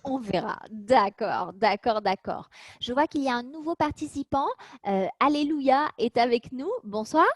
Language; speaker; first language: French; native; French